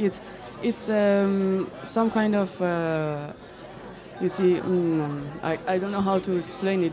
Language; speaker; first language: English; non-native, fluent; Persian